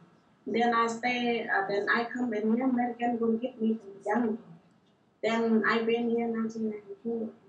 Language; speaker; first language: English; non-native, learner; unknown